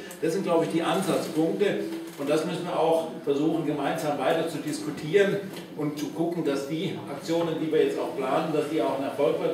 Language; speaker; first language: German; native; German